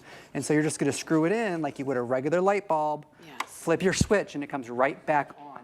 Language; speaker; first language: English; native; English